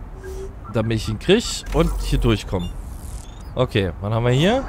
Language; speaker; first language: German; native; German